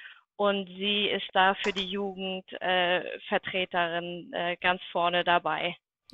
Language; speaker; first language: German; native; German